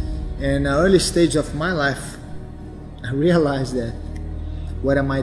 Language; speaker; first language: English; non-native, fluent; Portuguese